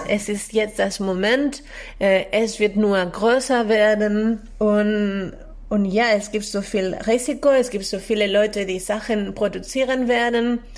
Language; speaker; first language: German; non-native, fluent; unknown